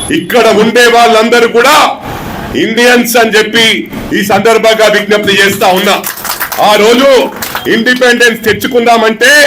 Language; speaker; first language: Telugu; non-native, local second language; Tamil